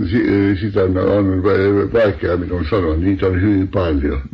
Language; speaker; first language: Finnish; non-native, local second language; Swedish